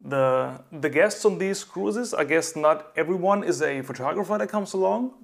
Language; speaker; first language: English; non-native, fluent; German